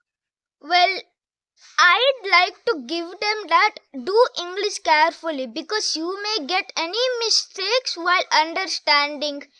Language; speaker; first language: English; non-native, local second language; Hindi